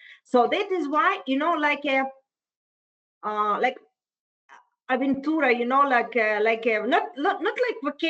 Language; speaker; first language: English; non-native, fluent; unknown